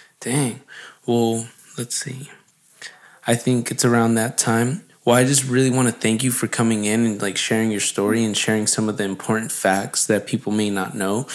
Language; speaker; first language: English; native; English